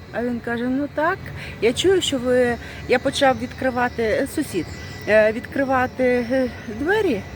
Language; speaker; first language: Ukrainian; non-native, local second language; Russian